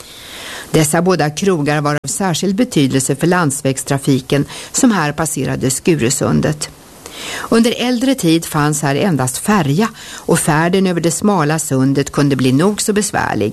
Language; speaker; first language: Swedish; native; Swedish